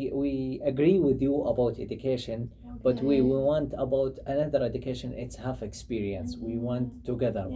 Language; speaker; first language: English; non-native, learner; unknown